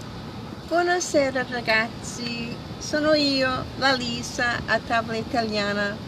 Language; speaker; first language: Italian; early bilingual, heritage; Italian